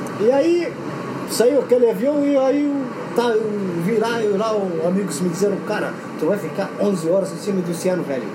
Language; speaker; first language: Portuguese; non-native, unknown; Arabic